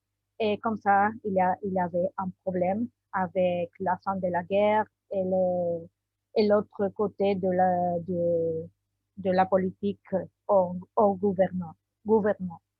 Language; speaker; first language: French; non-native, learner; Spanish